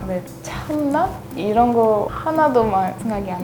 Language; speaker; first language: Korean; non-native, learner; Russian